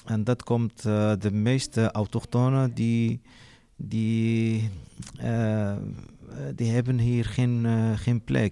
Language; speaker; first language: Dutch; non-native, local second language; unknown